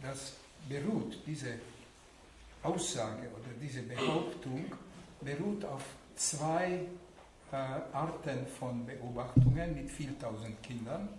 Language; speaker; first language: German; non-native, fluent; Hungarian